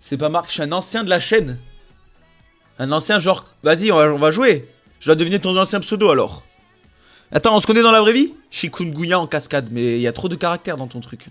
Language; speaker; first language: French; native; French